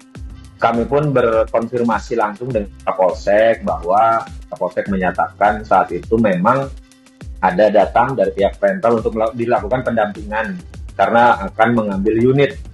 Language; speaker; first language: Indonesian; native; Indonesian